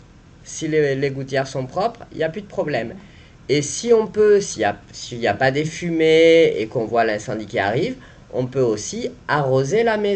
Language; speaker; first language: French; native; French